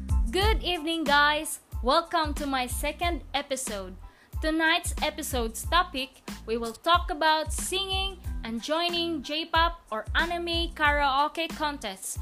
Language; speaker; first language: English; non-native, local second language; Filipino